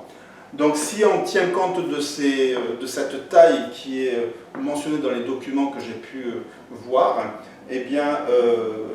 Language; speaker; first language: French; native; French